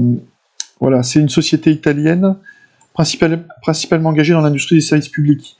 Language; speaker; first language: French; native; French